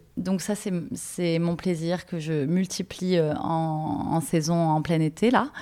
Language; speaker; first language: French; native; French